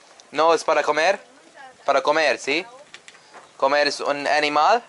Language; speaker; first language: Spanish; non-native, learner; English